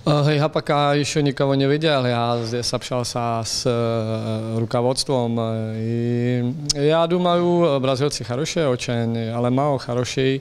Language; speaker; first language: Russian; non-native, fluent; Czech